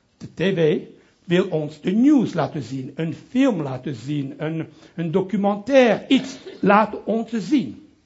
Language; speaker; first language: Dutch; non-native, local second language; French